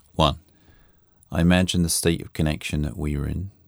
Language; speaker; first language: English; native; English